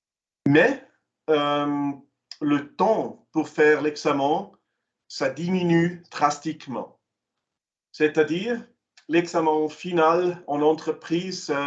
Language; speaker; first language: French; non-native, local second language; German